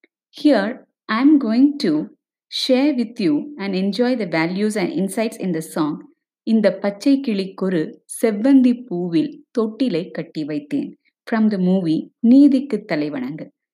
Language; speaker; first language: English; non-native, local second language; Tamil